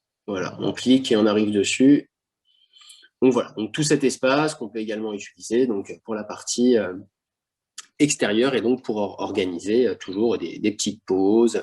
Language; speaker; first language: French; native; French